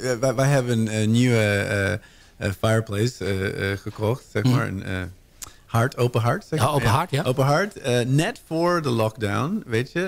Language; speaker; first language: Dutch; non-native, learner; English